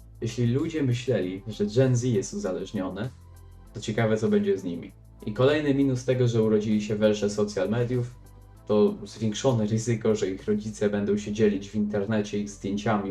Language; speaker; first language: Polish; native; Polish